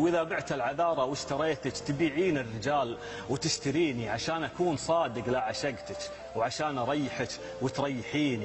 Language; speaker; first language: Arabic; native; Arabic